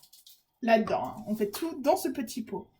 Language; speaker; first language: French; native; French